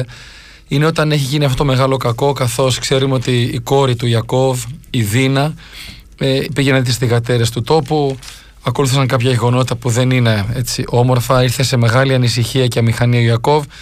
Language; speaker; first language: Greek; native; Greek